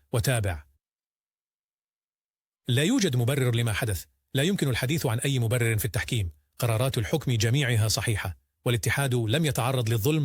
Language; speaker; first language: Arabic; native; Arabic